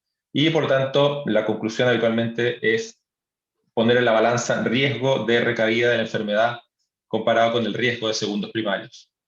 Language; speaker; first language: Spanish; native; Spanish